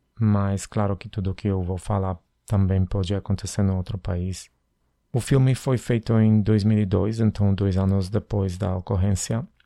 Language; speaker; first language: Portuguese; non-native, fluent; Polish